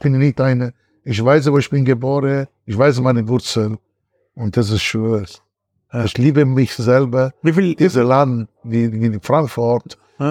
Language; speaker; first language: German; non-native, learner; Italian